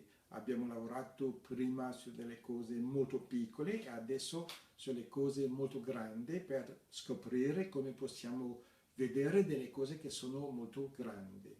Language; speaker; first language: Italian; non-native, fluent; French